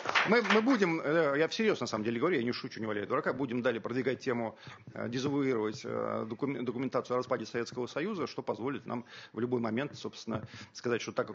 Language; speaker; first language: Russian; native; Russian